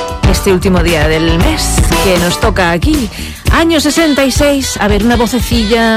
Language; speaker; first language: Spanish; native; Spanish